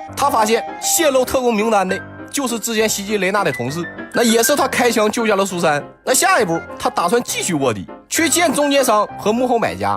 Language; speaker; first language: Chinese; native; Chinese